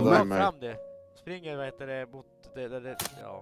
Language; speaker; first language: Swedish; native; Swedish